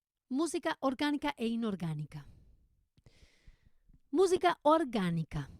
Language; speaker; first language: Portuguese; non-native, learner; Spanish